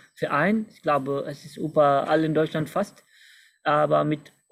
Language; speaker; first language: German; non-native, fluent; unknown